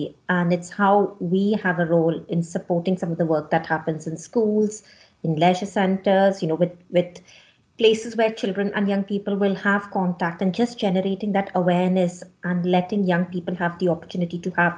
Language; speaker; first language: English; non-native, local second language; Hindi